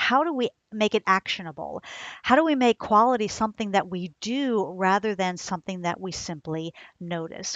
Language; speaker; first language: English; native; English